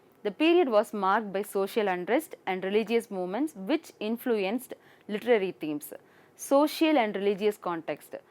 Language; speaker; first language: English; non-native, local second language; Tamil